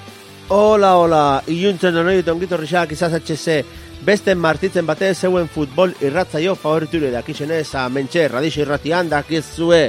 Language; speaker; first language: Basque; native; Basque